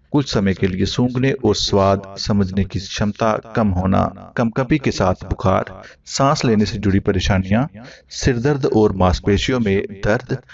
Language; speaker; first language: Hindi; native; Hindi